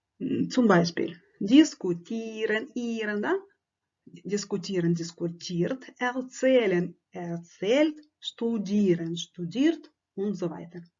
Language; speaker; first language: German; non-native, fluent; Ukrainian